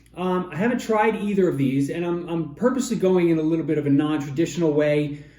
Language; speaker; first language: English; native; English